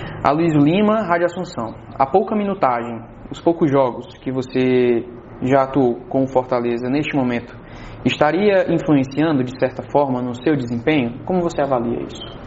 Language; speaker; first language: Portuguese; native; Portuguese